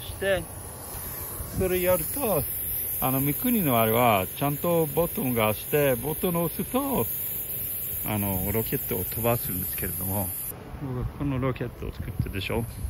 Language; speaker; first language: Japanese; non-native, fluent; English